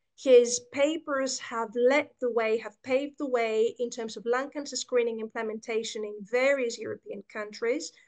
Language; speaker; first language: English; non-native, fluent; Greek